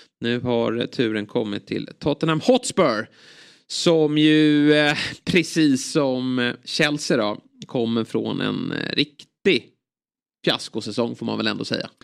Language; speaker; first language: Swedish; native; Swedish